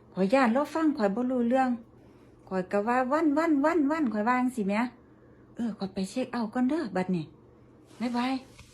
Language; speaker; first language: Thai; native; Thai